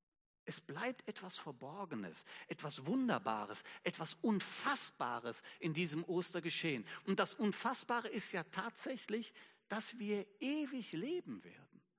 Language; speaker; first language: German; native; German